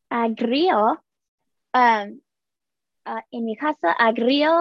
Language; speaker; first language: Spanish; non-native, learner; English